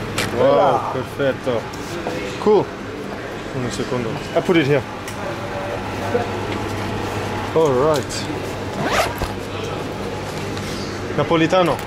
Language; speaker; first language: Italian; non-native, learner; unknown